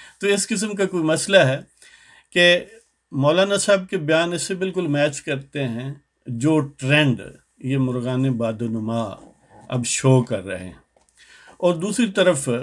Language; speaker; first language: Urdu; native; Urdu